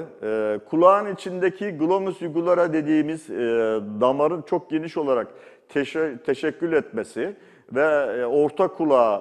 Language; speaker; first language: Turkish; native; Turkish